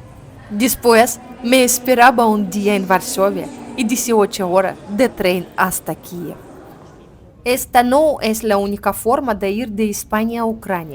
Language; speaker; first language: Spanish; non-native, learner; Ukrainian